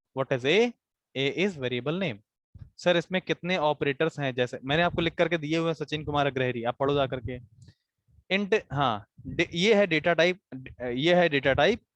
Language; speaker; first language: Hindi; native; Hindi